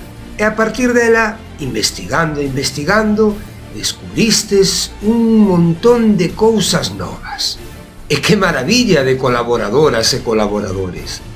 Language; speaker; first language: Galician; native; Galician